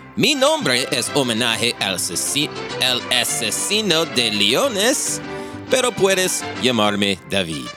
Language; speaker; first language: Spanish; non-native, learner; English